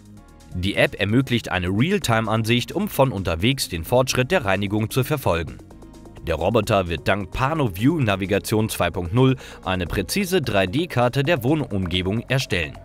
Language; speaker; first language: German; native; German